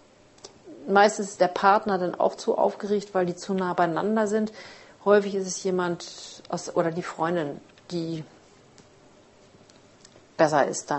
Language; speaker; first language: German; native; German